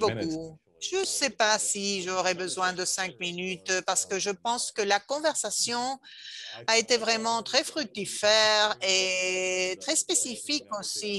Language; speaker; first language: French; non-native, fluent; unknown